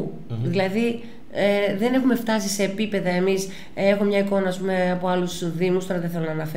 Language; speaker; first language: Greek; native; Greek